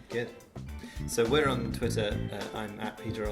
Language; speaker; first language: English; native; English